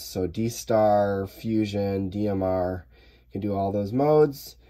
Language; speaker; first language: English; native; English